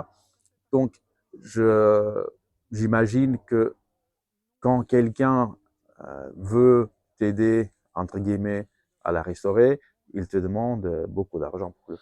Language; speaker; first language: French; non-native, fluent; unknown